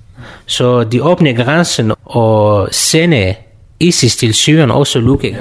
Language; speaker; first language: Danish; non-native, learner; Kurdish